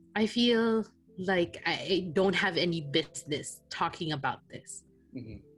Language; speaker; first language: English; non-native, local second language; Filipino